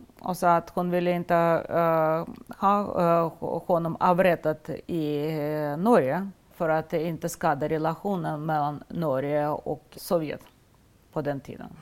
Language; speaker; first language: Swedish; non-native, fluent; Russian